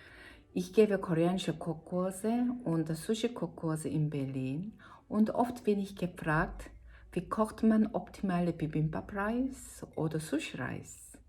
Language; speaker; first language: German; non-native, learner; Korean